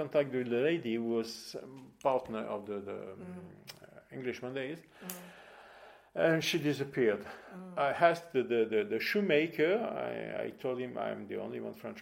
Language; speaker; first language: English; non-native, fluent; French